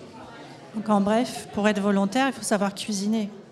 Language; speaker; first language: French; native; French